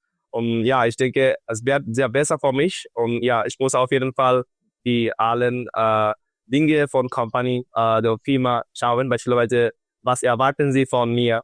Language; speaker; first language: German; non-native, learner; Bangla